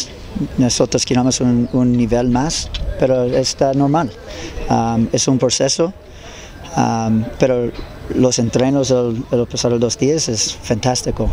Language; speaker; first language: Spanish; non-native, learner; English